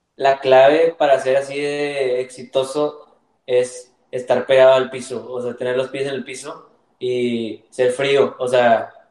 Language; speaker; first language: Spanish; native; Spanish